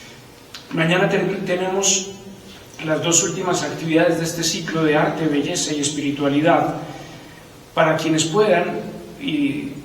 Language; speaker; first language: Spanish; native; Spanish